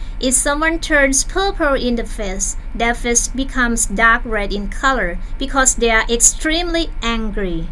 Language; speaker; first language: English; non-native, fluent; Thai